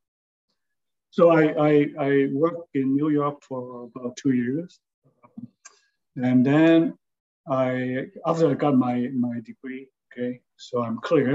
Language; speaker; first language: English; non-native, local second language; Cantonese